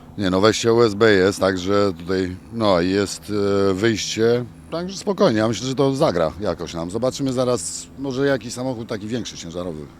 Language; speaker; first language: Polish; native; Polish